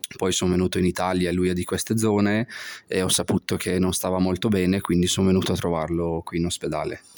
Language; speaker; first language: Italian; non-native, fluent; Albanian